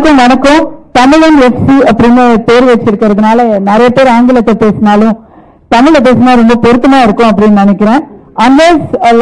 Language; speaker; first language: Tamil; native; Tamil